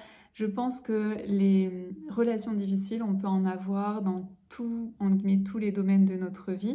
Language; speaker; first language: French; native; French